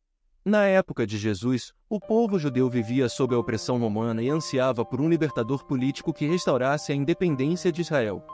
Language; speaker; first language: Portuguese; native; Portuguese